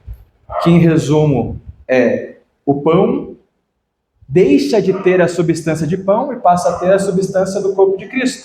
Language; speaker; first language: Portuguese; native; Portuguese